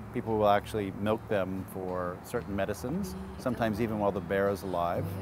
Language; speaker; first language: English; native; English